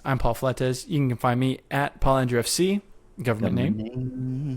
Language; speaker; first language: English; native; English